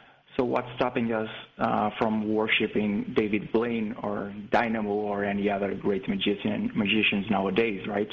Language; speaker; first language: English; non-native, fluent; Portuguese